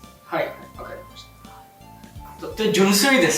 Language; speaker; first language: Japanese; non-native, fluent; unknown